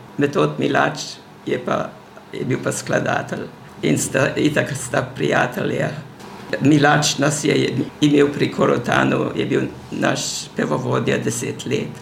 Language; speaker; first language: Slovenian; native; Slovenian